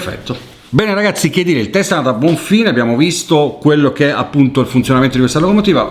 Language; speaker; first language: Italian; native; Italian